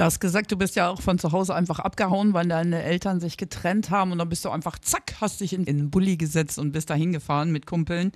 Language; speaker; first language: German; native; German